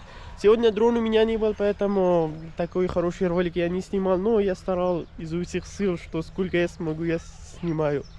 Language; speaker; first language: Russian; non-native, learner; Urdu